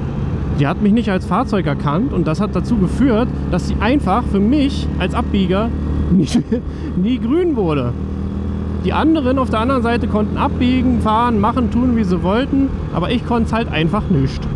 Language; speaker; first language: German; native; German